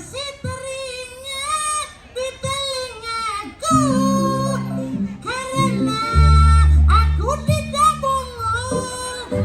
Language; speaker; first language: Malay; non-native, local second language; Balinese